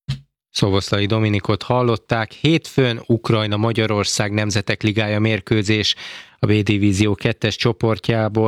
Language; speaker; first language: Hungarian; native; Hungarian